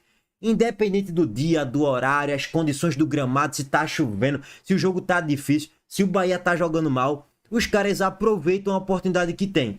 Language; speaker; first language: Portuguese; native; Portuguese